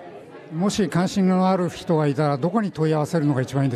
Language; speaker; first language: Japanese; native; Japanese